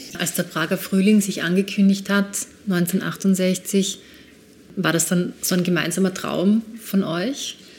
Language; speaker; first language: German; native; German